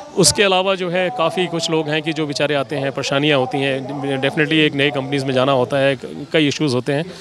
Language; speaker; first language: Hindi; native; Hindi